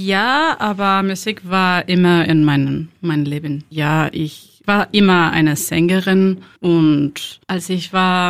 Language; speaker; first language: German; non-native, learner; Spanish